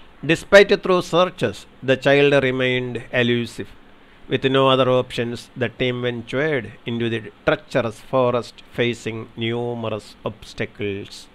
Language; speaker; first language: English; non-native, local second language; Malayalam